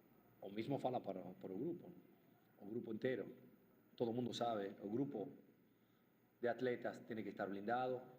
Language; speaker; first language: Portuguese; non-native, fluent; Spanish